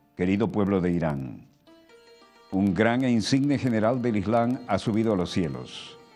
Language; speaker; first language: Spanish; native; Spanish